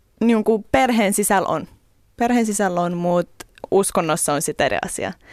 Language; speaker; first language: Finnish; early bilingual, other home language; Russian